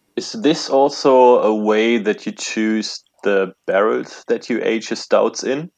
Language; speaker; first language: English; non-native, fluent; German